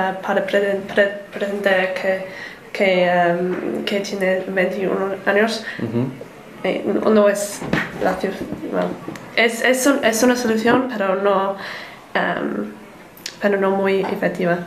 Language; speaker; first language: Spanish; non-native, learner; English